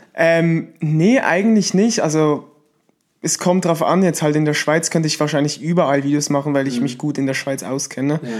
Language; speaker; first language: German; native; German